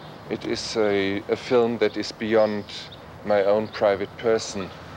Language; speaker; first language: English; non-native, fluent; German